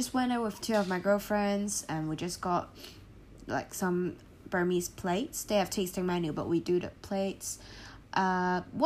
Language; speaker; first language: English; non-native, local second language; Cantonese